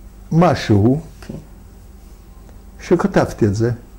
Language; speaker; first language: Hebrew; non-native, fluent; Yiddish